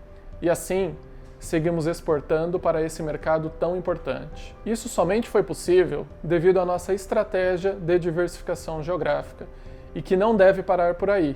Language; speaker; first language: Portuguese; native; Portuguese